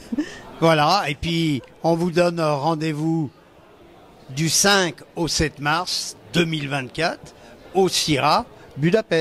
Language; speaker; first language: French; native; French